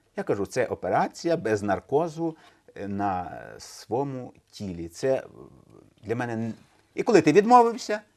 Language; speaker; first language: Ukrainian; native; Ukrainian